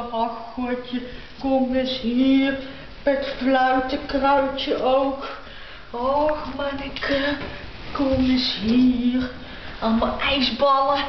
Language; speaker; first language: Dutch; native; Dutch